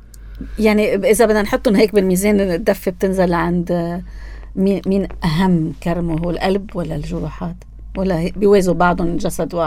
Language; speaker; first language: Arabic; native; Arabic